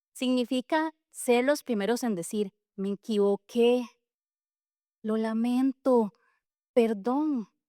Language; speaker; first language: Spanish; native; Spanish